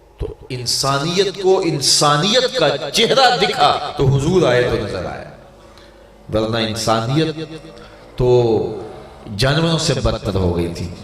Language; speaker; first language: Urdu; non-native, local second language; Punjabi